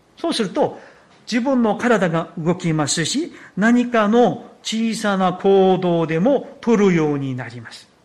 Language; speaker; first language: Japanese; non-native, fluent; Korean